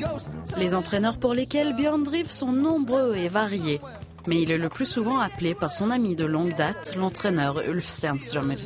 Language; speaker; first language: French; native; French